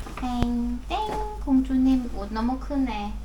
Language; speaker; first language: Korean; non-native, learner; Vietnamese